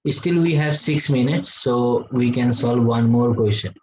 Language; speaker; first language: English; non-native, local second language; Nepali